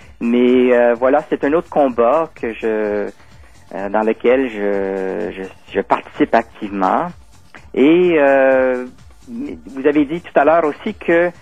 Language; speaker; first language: French; native; French